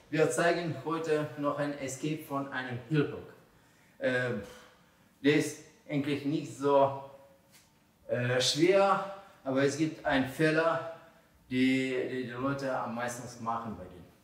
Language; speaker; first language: German; non-native, fluent; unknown